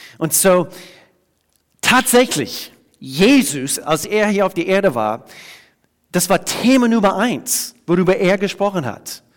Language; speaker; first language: German; non-native, fluent; English